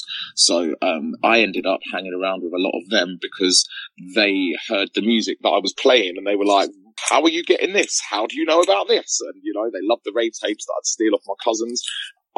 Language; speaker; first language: English; native; English